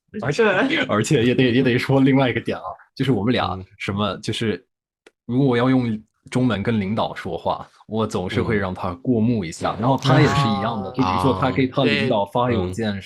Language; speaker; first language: Chinese; non-native, fluent; English